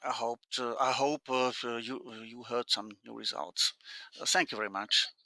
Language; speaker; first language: English; non-native, fluent; Slovak